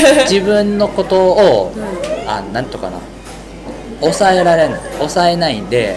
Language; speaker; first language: Japanese; non-native, fluent; Chinese